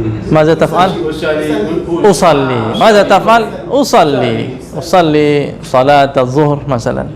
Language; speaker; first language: Arabic; non-native, fluent; Indonesian